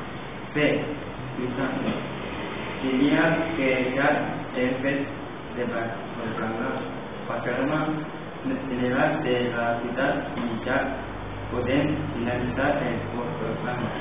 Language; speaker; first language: Catalan; non-native, learner; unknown